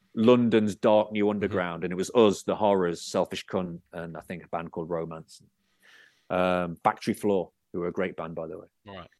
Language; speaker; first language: English; native; English